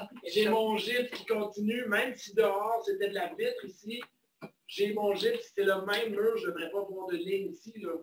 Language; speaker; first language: French; native; French